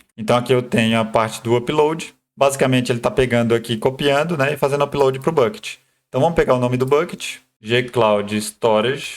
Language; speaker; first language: Portuguese; native; Portuguese